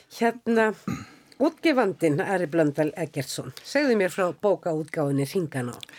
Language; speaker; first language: Icelandic; native; Icelandic